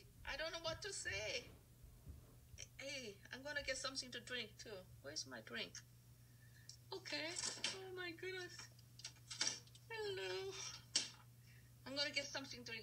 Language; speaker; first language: English; non-native, fluent; Korean